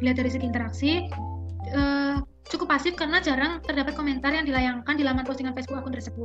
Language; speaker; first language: Indonesian; native; Indonesian